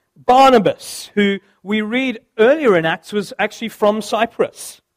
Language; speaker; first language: English; native; English